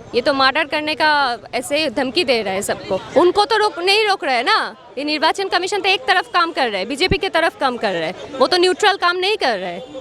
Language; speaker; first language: Hindi; non-native, local second language; Bangla